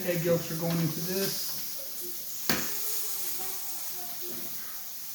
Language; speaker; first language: English; native; English